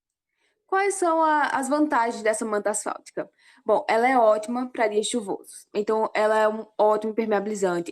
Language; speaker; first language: Portuguese; native; Portuguese